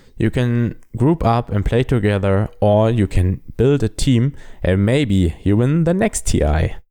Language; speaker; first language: English; non-native, fluent; German